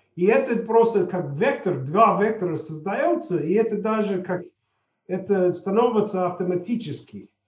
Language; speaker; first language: Russian; non-native, fluent; English